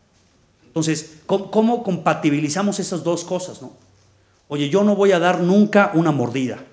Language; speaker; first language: Spanish; native; Spanish